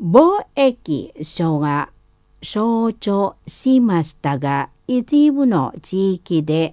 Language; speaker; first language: Japanese; non-native, learner; Indonesian